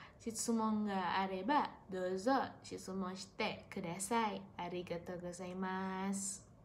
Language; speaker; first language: Japanese; non-native, learner; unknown